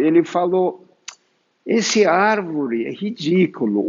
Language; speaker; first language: Portuguese; non-native, fluent; Turkish